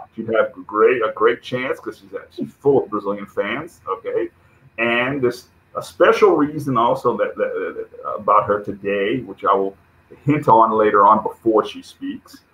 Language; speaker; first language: English; non-native, fluent; Portuguese